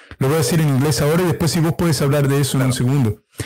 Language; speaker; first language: Spanish; early bilingual, heritage; Spanish